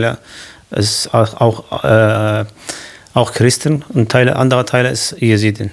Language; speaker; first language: German; non-native, learner; Kurdish